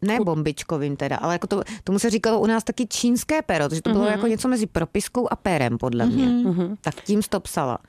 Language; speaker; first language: Czech; native; Czech